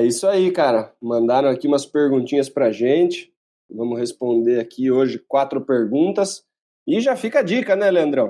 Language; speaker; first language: Portuguese; native; Portuguese